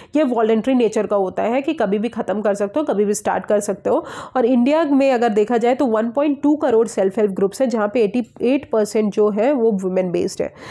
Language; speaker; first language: Hindi; native; Hindi